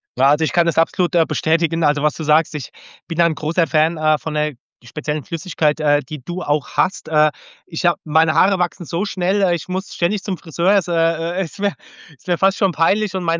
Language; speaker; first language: German; native; German